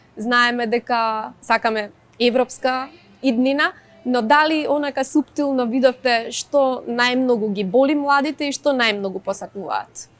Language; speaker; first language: Macedonian; native; Macedonian